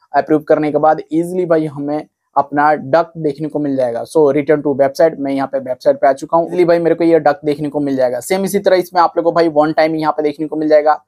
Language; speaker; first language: Hindi; native; Hindi